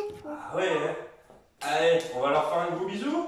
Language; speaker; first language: French; native; French